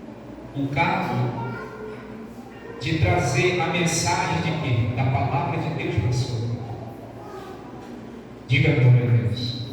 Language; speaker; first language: Portuguese; native; Portuguese